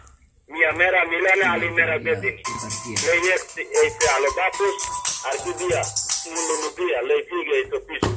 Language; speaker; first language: Greek; non-native, learner; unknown